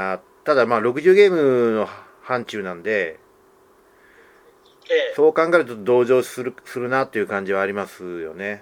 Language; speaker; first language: Japanese; native; Japanese